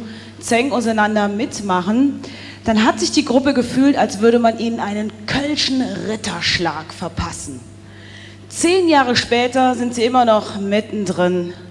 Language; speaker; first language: German; native; German